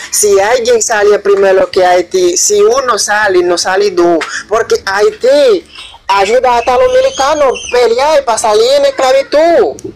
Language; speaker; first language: Spanish; non-native, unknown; Haitian Creole